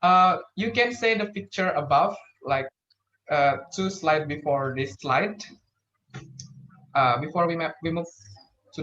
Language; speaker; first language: English; non-native, learner; Indonesian